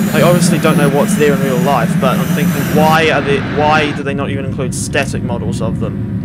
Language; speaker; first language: English; native; English